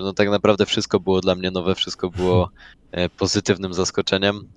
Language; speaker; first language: Polish; native; Polish